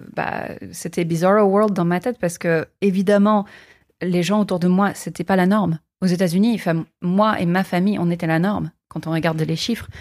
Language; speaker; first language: French; non-native, fluent; English